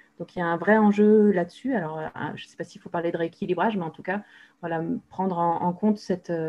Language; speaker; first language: French; native; French